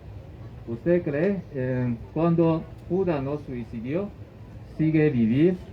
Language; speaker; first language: Spanish; non-native, learner; Chinese